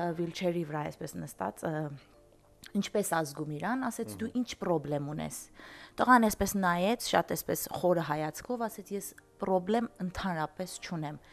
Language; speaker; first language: Armenian; early bilingual, heritage; Armenian